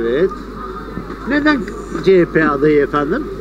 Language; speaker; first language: Turkish; native; Turkish